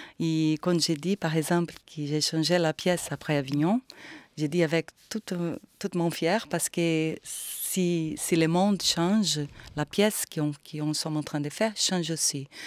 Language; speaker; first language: French; non-native, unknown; Portuguese